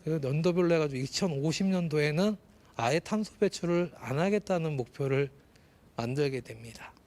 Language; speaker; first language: Korean; native; Korean